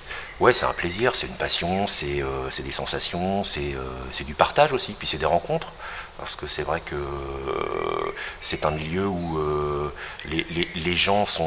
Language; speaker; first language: French; native; French